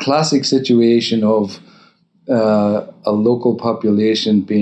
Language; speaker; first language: English; native; English